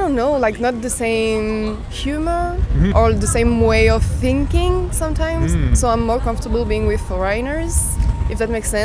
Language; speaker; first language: English; non-native, fluent; French